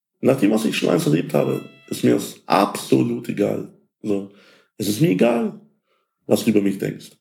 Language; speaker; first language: German; early bilingual, other home language; Russian